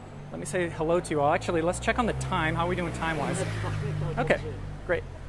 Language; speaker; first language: English; native; English